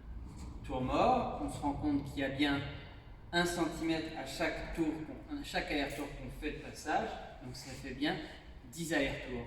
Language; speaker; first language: French; native; French